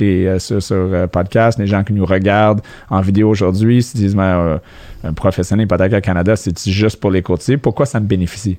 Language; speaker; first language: French; native; French